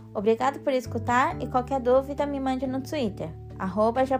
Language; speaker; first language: Portuguese; non-native, fluent; Japanese